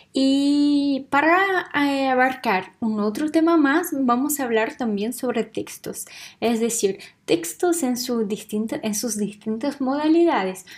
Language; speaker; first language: Spanish; non-native, fluent; Portuguese